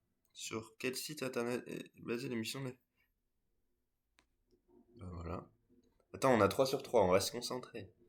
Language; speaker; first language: French; native; French